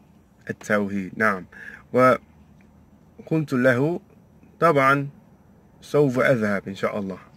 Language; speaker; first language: Arabic; non-native, learner; English